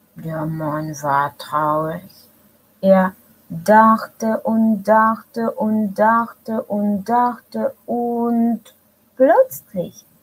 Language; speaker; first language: German; non-native, fluent; Russian